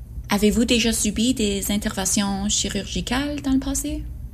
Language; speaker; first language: French; non-native, fluent; English